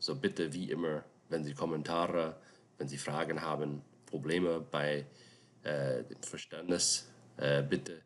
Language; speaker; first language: German; non-native, fluent; English